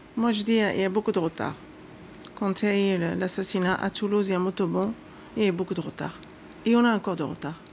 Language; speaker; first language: French; non-native, local second language; Arabic